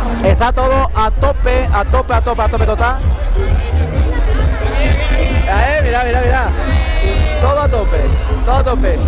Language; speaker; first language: Spanish; native; Spanish